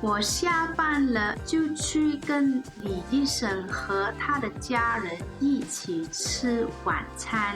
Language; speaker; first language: Chinese; non-native, learner; English